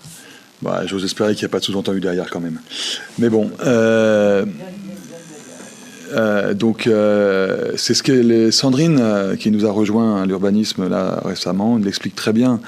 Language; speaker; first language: French; native; French